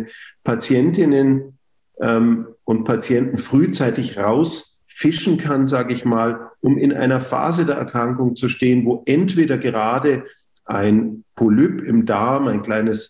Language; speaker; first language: German; native; German